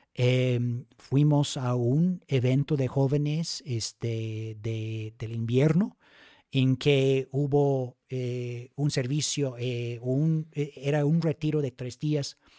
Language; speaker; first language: Spanish; non-native, fluent; English